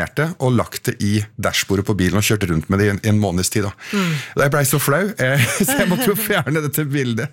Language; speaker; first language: Norwegian; early bilingual, other home language; Arabic